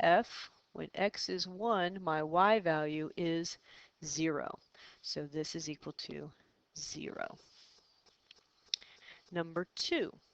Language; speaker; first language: English; native; English